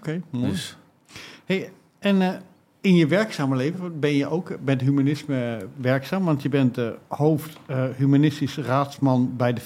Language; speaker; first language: Dutch; native; Dutch